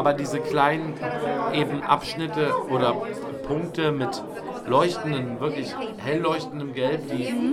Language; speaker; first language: German; native; German